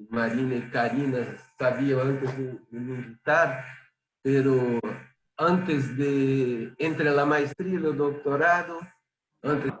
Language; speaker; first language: Spanish; non-native, fluent; Portuguese